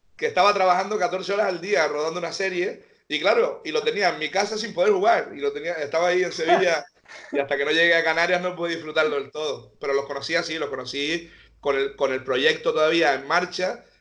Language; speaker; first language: Spanish; native; Spanish